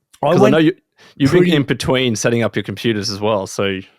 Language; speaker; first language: English; native; English